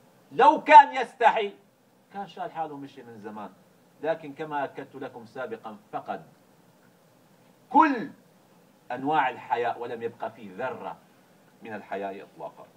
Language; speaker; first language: Arabic; native; Arabic